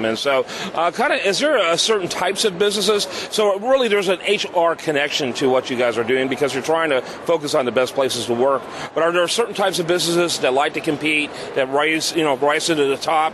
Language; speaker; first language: English; native; English